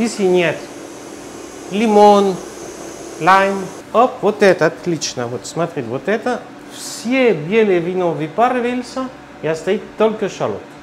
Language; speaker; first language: Russian; non-native, learner; French